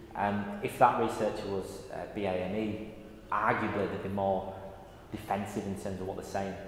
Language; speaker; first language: English; native; English